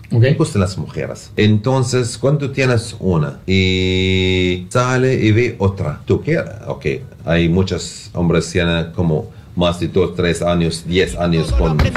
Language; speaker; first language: Spanish; non-native, learner; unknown